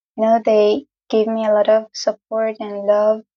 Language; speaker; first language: English; non-native, fluent; Persian